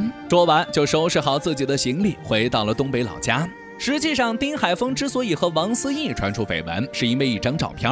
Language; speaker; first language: Chinese; native; Chinese